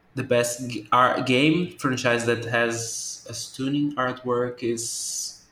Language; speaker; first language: English; non-native, fluent; Portuguese